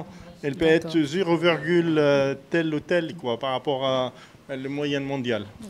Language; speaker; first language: French; non-native, fluent; Arabic